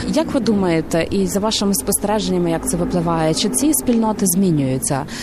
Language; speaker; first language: Ukrainian; native; Ukrainian